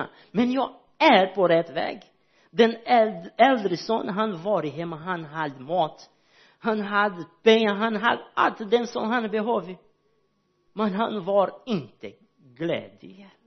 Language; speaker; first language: Swedish; non-native, learner; Portuguese